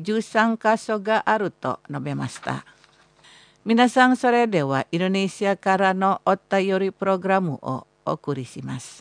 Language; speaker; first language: Japanese; non-native, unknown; Indonesian